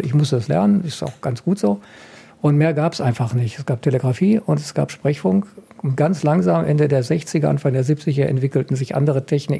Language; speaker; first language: German; native; German